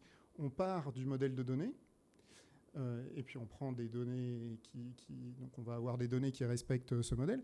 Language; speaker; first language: French; native; French